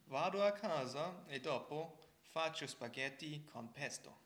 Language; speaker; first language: Italian; non-native, learner; German